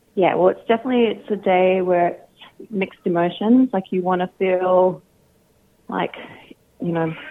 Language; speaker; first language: English; native; English